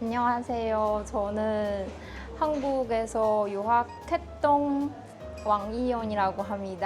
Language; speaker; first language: Korean; non-native, fluent; Chinese